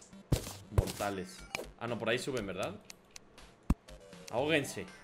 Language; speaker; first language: Spanish; native; Spanish